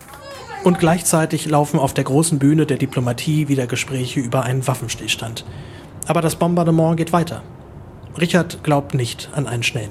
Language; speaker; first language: German; native; German